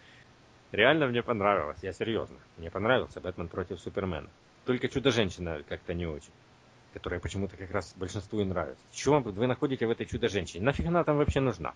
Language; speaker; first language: Russian; native; Russian